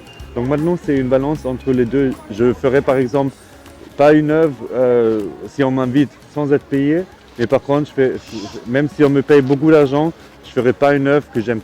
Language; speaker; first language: French; non-native, fluent; German